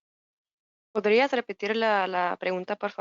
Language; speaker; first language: Spanish; non-native, fluent; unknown